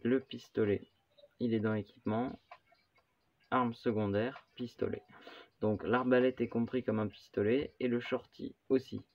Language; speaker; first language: French; native; French